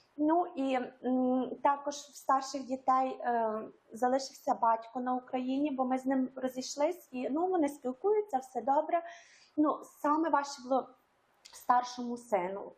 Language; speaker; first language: Ukrainian; native; Ukrainian